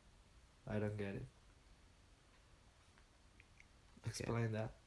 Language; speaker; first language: English; non-native, fluent; Italian